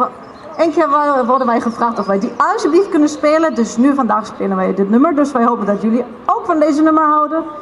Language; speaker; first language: Dutch; non-native, fluent; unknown